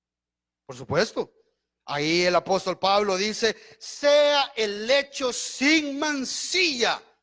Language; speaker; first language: Spanish; native; Spanish